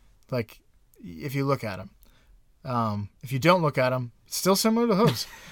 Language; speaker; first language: English; native; English